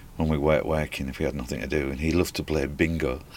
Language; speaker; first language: English; native; English